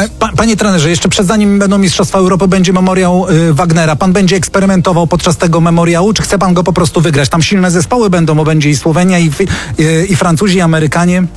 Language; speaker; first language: Polish; native; Polish